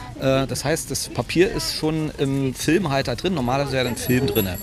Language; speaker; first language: German; native; German